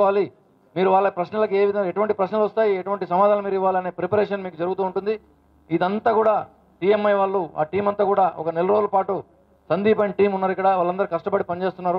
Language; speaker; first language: Telugu; native; Telugu